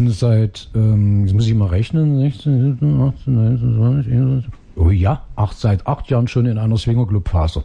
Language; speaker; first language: German; native; German